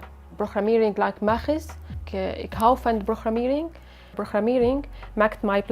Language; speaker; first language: Dutch; non-native, learner; Arabic